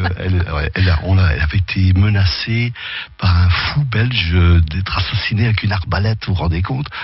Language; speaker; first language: French; native; French